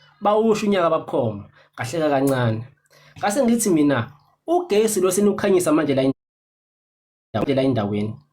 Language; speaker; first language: Zulu; non-native, local second language; Xhosa